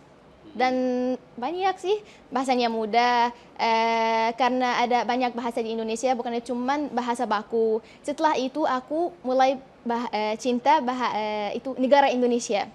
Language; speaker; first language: Indonesian; non-native, fluent; Arabic